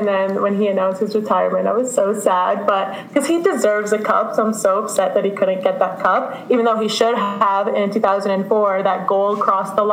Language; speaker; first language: English; native; English